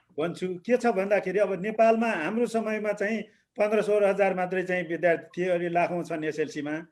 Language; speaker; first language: Nepali; native; Nepali